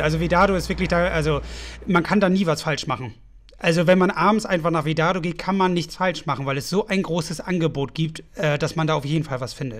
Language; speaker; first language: German; native; German